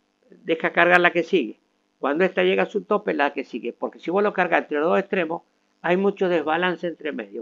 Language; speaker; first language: Spanish; native; Spanish